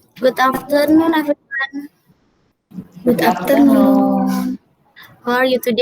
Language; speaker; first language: English; non-native, learner; Indonesian